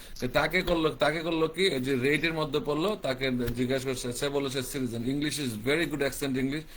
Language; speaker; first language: Bangla; early bilingual, heritage; Bangla